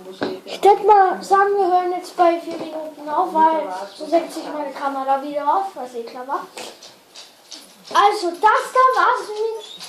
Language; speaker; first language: German; native; German